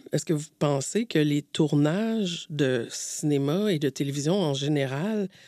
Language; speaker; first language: French; native; French